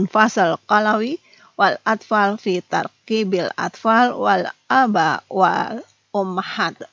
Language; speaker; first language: Arabic; non-native, fluent; Indonesian